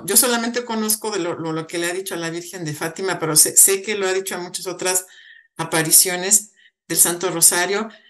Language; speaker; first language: Spanish; native; Spanish